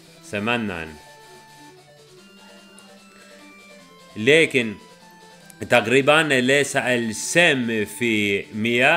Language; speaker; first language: Arabic; non-native, learner; English